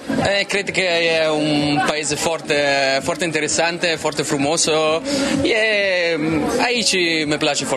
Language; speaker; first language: Romanian; non-native, learner; Italian